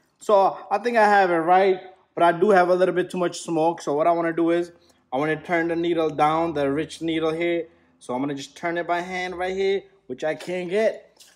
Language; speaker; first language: English; native; English